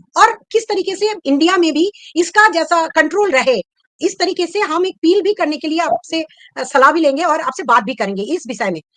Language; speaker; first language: Hindi; non-native, local second language; Bangla